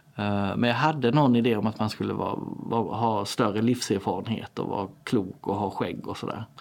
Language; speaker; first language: Swedish; native; Swedish